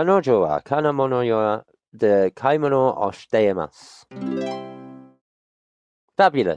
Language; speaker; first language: Japanese; non-native, learner; English